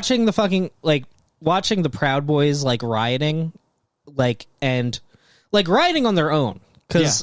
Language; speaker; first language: English; native; English